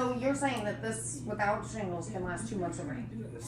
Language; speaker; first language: English; native; English